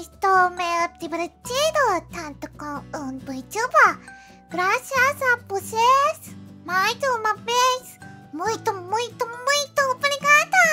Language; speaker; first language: Portuguese; non-native, learner; Japanese